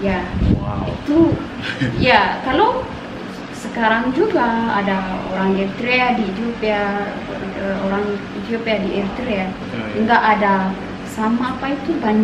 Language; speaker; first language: Indonesian; non-native, learner; Amharic